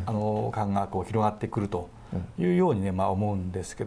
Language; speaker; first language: Japanese; native; Japanese